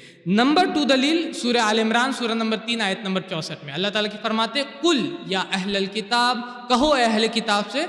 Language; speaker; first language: Urdu; native; Urdu